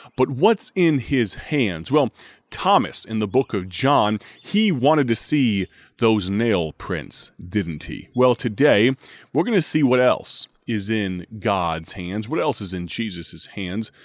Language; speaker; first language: English; native; English